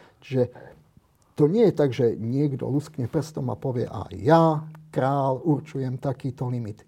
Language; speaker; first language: Slovak; native; Slovak